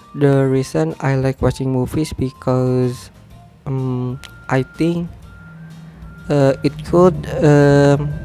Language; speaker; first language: English; non-native, learner; Indonesian